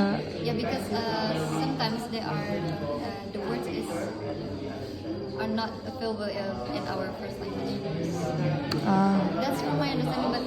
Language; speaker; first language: English; non-native, learner; Indonesian